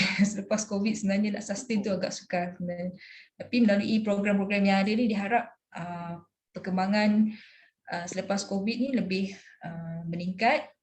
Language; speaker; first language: Malay; native; Malay